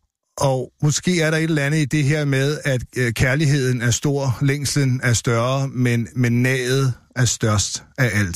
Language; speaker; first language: Danish; native; Danish